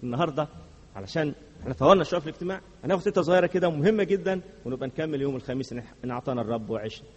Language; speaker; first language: Arabic; native; Arabic